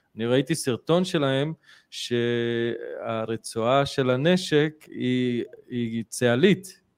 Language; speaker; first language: Hebrew; native; Hebrew